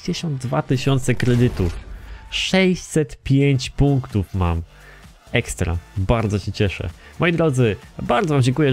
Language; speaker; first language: Polish; native; Polish